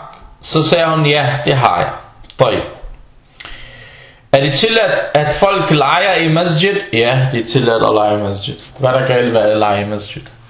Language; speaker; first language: Danish; early bilingual, other home language; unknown